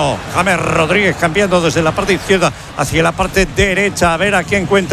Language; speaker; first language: Spanish; native; Spanish